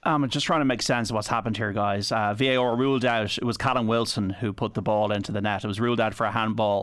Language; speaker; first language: English; native; English